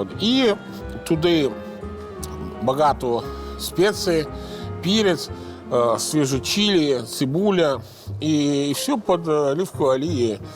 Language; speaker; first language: Ukrainian; non-native, fluent; Italian